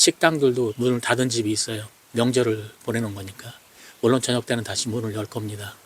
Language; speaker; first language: Korean; native; Korean